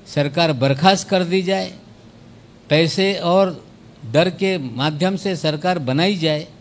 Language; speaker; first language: Hindi; non-native, local second language; Marathi